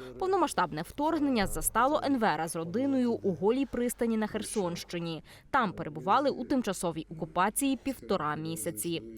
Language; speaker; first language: Ukrainian; native; Ukrainian